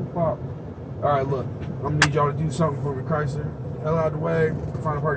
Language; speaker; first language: English; native; English